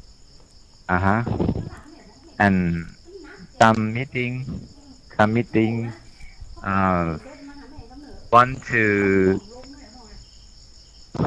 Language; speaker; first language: English; non-native, learner; Thai